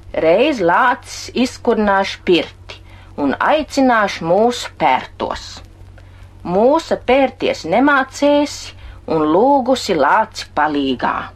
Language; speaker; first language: Latvian; native; Latvian